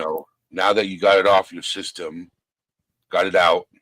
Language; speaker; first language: English; native; English